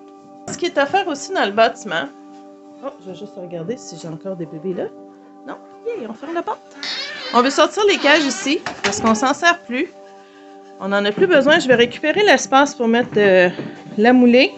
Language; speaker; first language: French; native; French